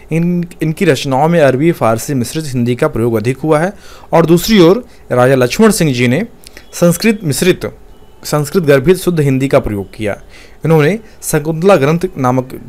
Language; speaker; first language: Hindi; native; Hindi